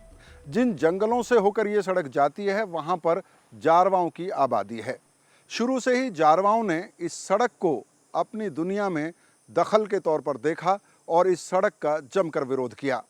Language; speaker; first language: Hindi; native; Hindi